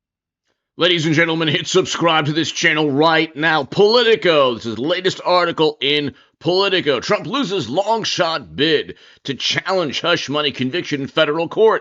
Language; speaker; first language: English; native; English